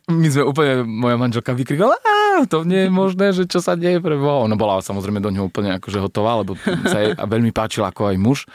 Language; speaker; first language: Slovak; non-native, local second language; Rusyn